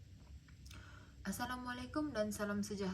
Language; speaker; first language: Malay; native; Malay